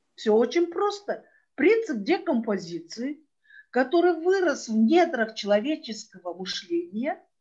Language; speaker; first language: Russian; non-native, local second language; Kyrgyz